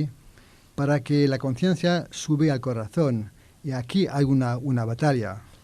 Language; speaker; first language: Spanish; non-native, learner; French